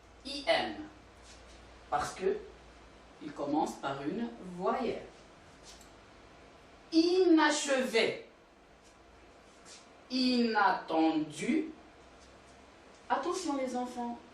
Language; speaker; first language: French; non-native, local second language; Arabic